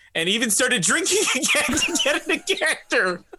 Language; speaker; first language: English; native; English